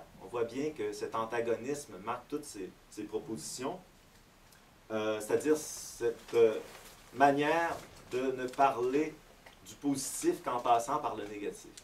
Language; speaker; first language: French; native; French